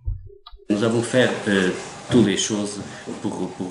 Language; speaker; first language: French; non-native, fluent; Portuguese